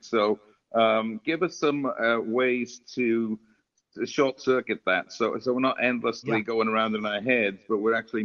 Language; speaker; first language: English; native; English